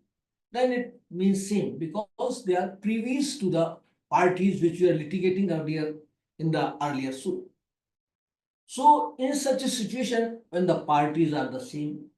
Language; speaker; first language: English; non-native, local second language; Hindi